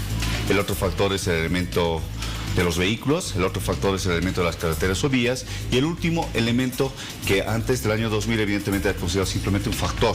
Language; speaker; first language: Spanish; native; Spanish